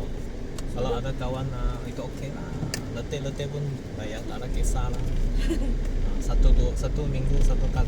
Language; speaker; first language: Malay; non-native, local second language; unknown